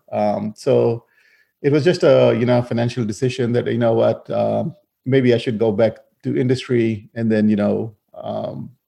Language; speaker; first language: English; non-native, fluent; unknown